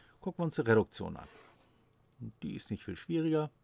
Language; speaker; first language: German; native; German